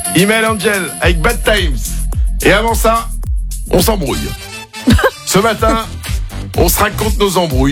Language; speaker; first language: French; native; French